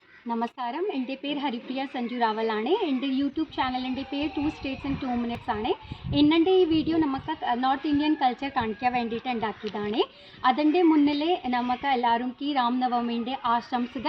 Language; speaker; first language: Malayalam; non-native, learner; Hindi